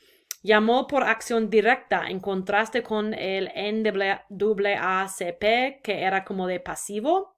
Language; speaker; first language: Spanish; non-native, fluent; English